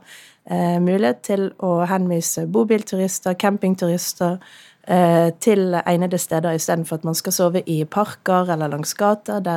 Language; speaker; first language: Norwegian; native; Norwegian